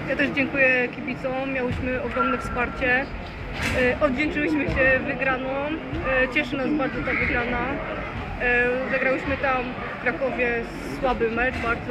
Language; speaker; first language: Polish; native; Polish